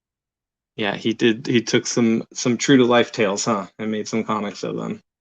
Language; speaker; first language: English; native; English